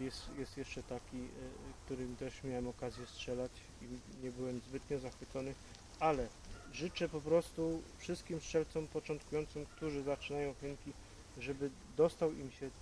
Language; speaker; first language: Polish; native; Polish